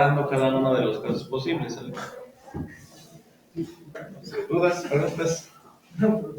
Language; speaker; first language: Spanish; native; Spanish